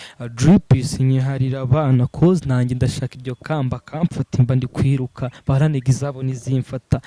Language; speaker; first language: Kinyarwanda; native; Kinyarwanda